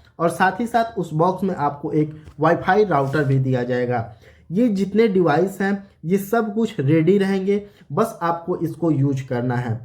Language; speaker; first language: Hindi; native; Hindi